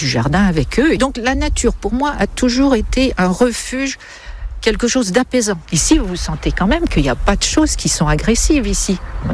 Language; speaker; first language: French; native; French